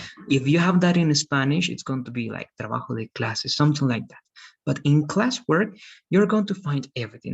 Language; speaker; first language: English; non-native, fluent; Spanish